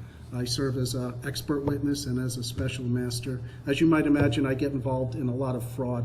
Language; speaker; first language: English; native; English